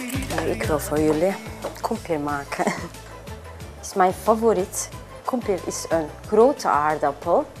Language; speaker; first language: Dutch; non-native, learner; Turkish